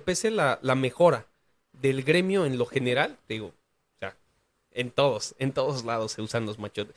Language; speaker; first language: Spanish; native; Spanish